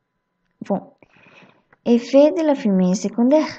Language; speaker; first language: French; non-native, learner; Spanish